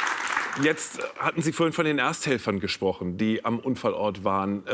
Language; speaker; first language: German; native; German